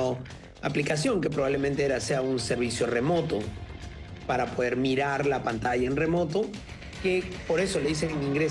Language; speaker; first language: Spanish; native; Spanish